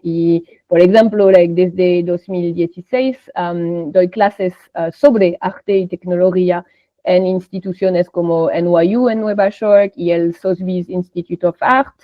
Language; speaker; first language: Spanish; non-native, fluent; French